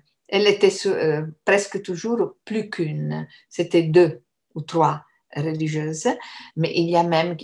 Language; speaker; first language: French; non-native, fluent; Italian